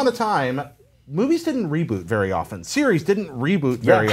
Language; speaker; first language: English; native; English